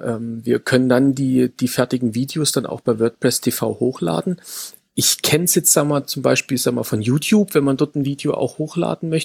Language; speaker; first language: German; non-native, fluent; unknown